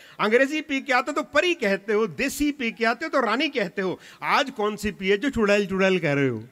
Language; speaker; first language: Hindi; non-native, local second language; Punjabi